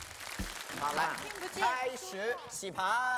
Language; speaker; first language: Chinese; native; Chinese